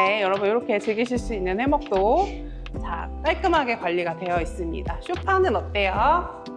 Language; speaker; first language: Korean; native; Korean